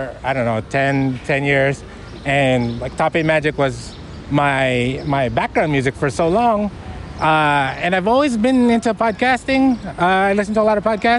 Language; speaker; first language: English; non-native, local second language; Filipino